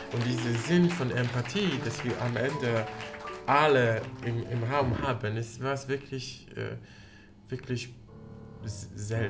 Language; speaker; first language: German; non-native, fluent; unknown